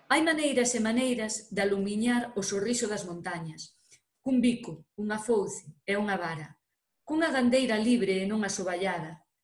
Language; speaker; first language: Galician; native; Galician